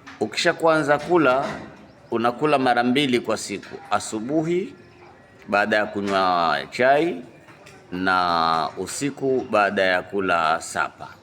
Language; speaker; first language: Swahili; native; Swahili